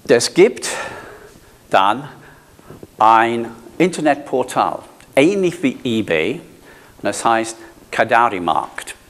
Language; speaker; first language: German; non-native, fluent; English